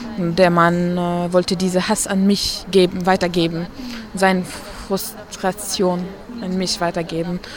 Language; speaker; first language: German; non-native, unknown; Arabic